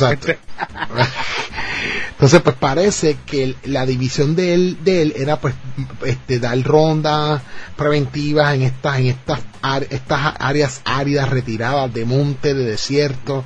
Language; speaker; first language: Spanish; native; Spanish